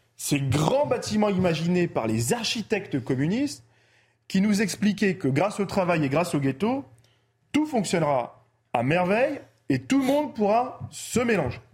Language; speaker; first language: French; early bilingual, other home language; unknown